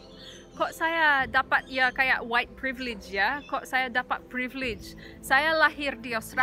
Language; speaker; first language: Indonesian; non-native, fluent; English